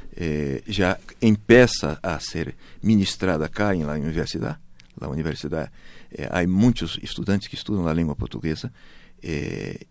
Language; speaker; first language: Spanish; non-native, learner; Portuguese